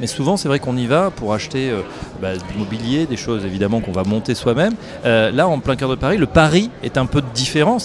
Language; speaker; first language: French; native; French